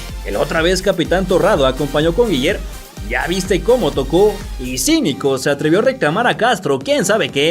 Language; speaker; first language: Spanish; native; Spanish